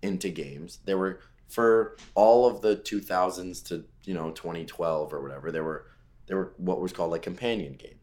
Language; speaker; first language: English; native; English